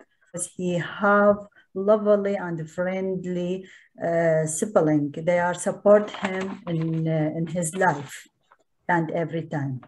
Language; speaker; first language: English; non-native, learner; Arabic